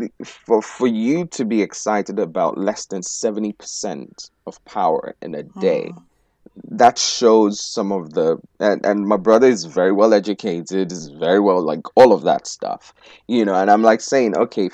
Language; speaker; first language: English; non-native, local second language; Igbo